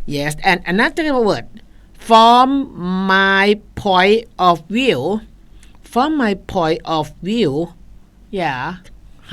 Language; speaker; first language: English; non-native, learner; Thai